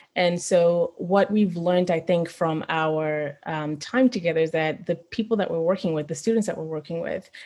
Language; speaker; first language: English; non-native, local second language; Shona